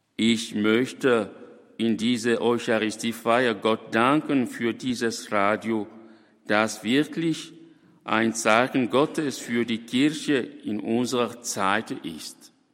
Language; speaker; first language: German; non-native, fluent; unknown